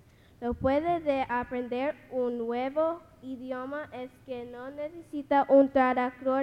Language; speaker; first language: Spanish; non-native, learner; English